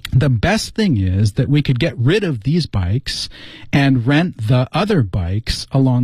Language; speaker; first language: English; native; English